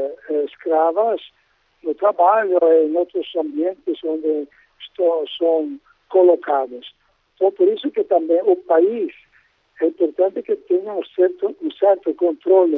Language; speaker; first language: Portuguese; non-native, fluent; Italian